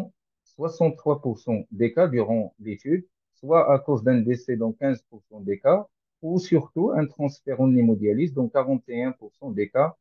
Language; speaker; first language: French; non-native, local second language; Arabic